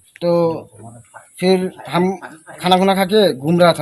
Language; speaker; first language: Hindi; non-native, local second language; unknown